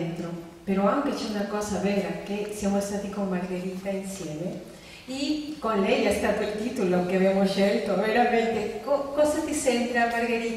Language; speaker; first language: Italian; non-native, fluent; Spanish